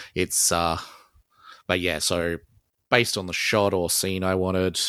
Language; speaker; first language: English; native; English